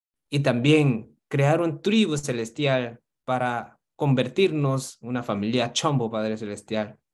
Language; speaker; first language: Spanish; non-native, fluent; Korean